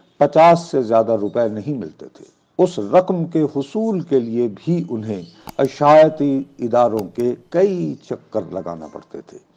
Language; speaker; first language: Urdu; non-native, local second language; Punjabi